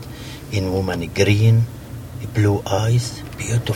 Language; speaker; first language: English; non-native, learner; Arabic